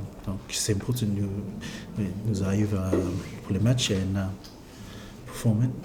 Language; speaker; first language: French; non-native, learner; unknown